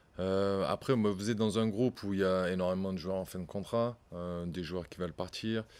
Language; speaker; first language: French; native; French